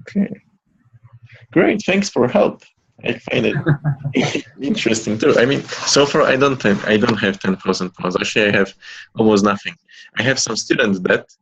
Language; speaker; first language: English; non-native, fluent; Polish